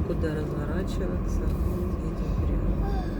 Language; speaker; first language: Russian; native; Russian